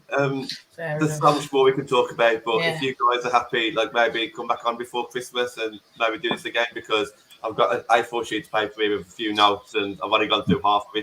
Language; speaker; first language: English; native; English